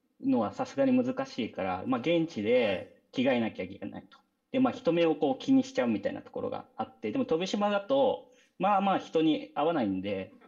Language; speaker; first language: Japanese; native; Japanese